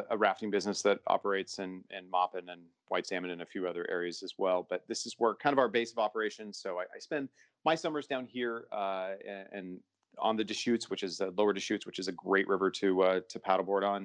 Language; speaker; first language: English; native; English